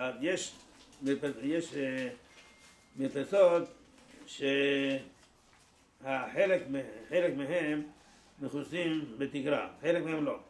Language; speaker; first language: Hebrew; non-native, fluent; Persian